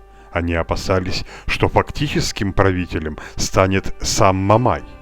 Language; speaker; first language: Russian; native; Russian